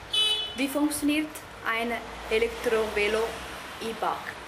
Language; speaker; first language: German; non-native, learner; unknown